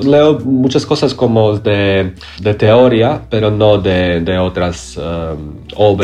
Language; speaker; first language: Spanish; non-native, learner; Croatian